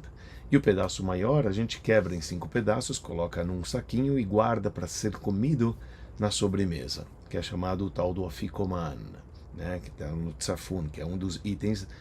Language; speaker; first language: Portuguese; native; Portuguese